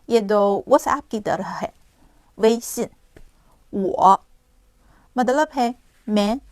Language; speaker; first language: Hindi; non-native, fluent; Chinese